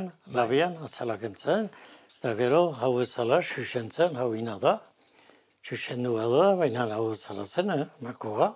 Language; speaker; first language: Basque; native; Basque